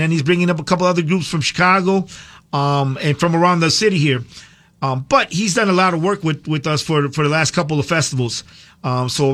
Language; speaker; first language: English; native; English